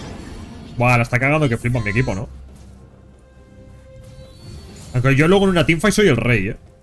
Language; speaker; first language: Spanish; native; Spanish